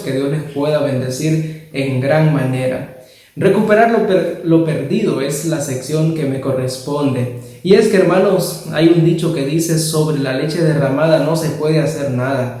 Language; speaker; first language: Spanish; native; Spanish